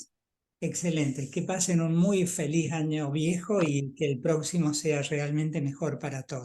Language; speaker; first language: Spanish; native; Spanish